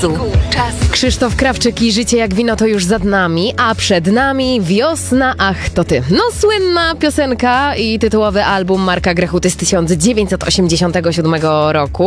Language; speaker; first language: Polish; native; Polish